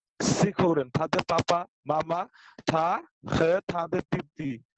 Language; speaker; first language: Chinese; non-native, learner; Bangla